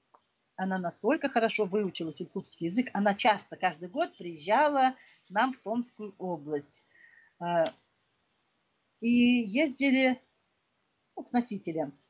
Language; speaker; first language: Russian; non-native, local second language; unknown